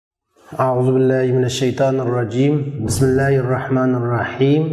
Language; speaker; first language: Arabic; non-native, fluent; Uzbek